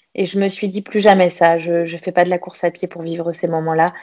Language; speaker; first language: French; native; French